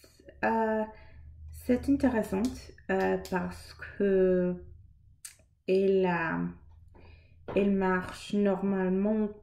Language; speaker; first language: French; non-native, learner; English